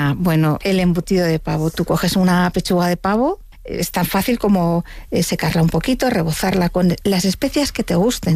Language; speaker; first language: Spanish; native; Spanish